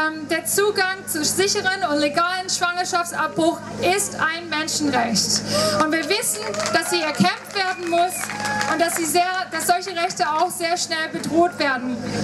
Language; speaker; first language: German; native; German